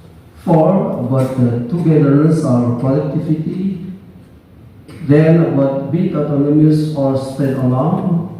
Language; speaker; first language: English; non-native, learner; Indonesian